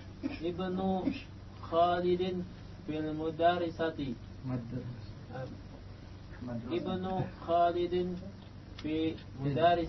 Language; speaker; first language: Arabic; non-native, learner; Indonesian